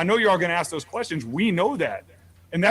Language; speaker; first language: English; native; English